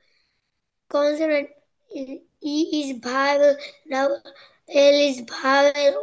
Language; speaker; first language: English; non-native, learner; Bangla